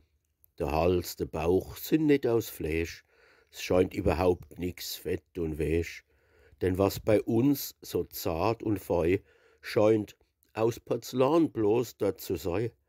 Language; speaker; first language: German; native; German